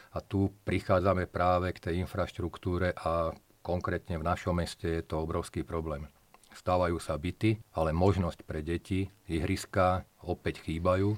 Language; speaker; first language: Slovak; native; Slovak